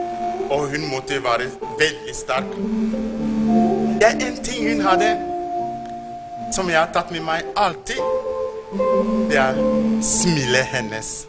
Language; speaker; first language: Norwegian; non-native, fluent; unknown